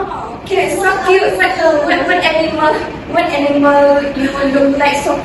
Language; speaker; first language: English; non-native, local second language; Malay